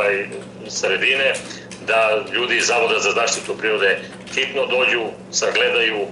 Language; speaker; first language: Serbian; native; Serbian